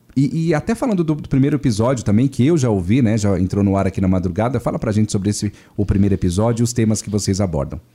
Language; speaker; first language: Portuguese; native; Portuguese